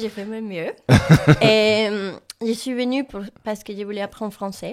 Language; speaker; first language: French; non-native, learner; Spanish